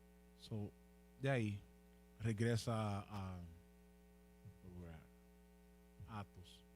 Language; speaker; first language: Portuguese; non-native, learner; Spanish